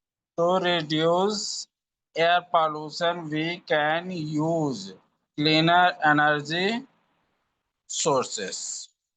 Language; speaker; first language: English; non-native, learner; Hindi